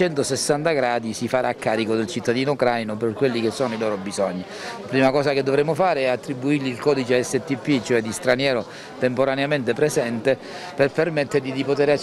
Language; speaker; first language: Italian; native; Italian